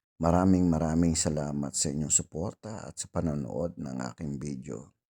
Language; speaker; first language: Filipino; native; Filipino